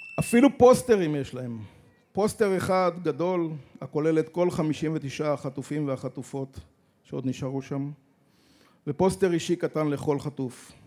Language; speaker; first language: Hebrew; native; Hebrew